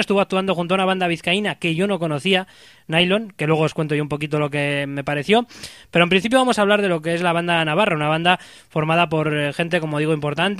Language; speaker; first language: Spanish; native; Spanish